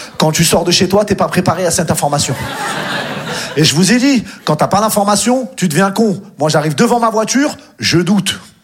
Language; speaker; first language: French; native; French